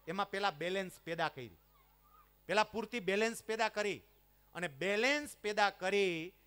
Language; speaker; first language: Gujarati; native; Gujarati